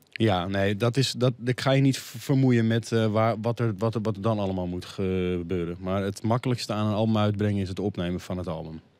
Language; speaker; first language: Dutch; native; Dutch